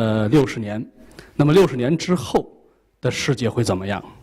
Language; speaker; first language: Chinese; native; Chinese